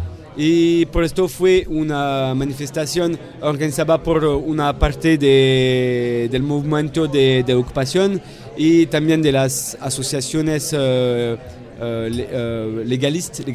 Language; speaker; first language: Spanish; non-native, fluent; French